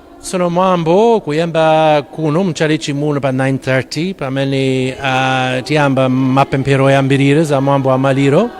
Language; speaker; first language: Nyanja; non-native, fluent; English